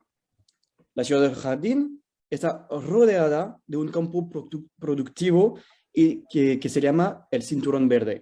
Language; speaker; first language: Spanish; non-native, fluent; French